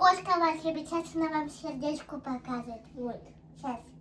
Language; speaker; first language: Russian; early bilingual, other home language; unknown